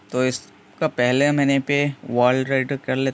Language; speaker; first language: Hindi; non-native, local second language; Bangla